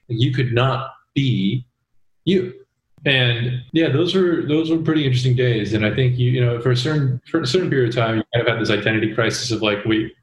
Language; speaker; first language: English; early bilingual, other home language; Korean